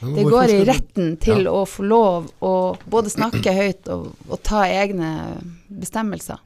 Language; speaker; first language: Norwegian; native; Norwegian